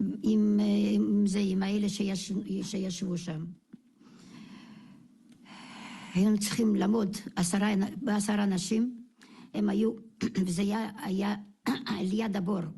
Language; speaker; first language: Hebrew; non-native, fluent; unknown